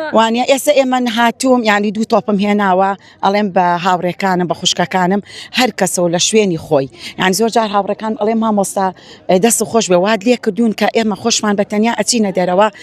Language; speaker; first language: Central Kurdish; non-native, local second language; Gurani